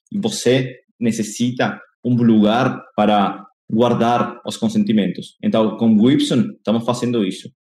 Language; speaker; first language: Portuguese; non-native, fluent; Spanish